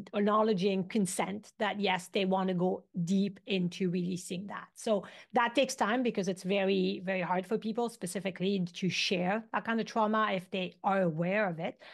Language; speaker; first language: English; non-native, fluent; French